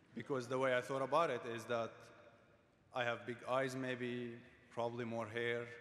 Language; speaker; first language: English; non-native, fluent; Arabic